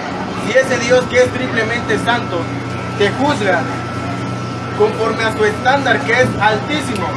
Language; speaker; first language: Spanish; native; Spanish